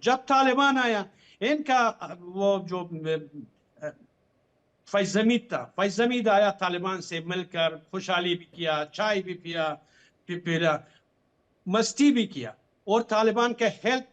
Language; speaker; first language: Hindi; non-native, fluent; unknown